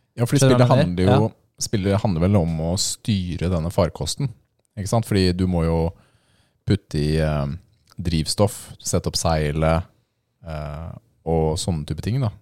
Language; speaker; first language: Norwegian; native; Norwegian